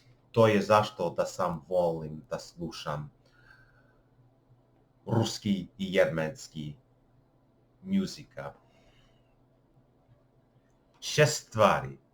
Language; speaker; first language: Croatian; non-native, learner; English